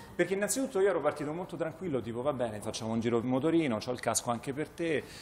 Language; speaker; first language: Italian; native; Italian